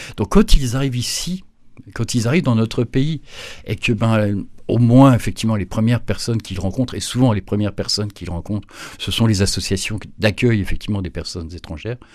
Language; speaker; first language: French; native; French